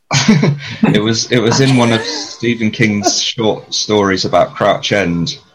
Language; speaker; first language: English; native; English